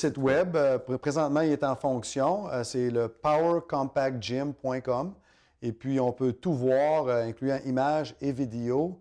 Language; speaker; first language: French; native; French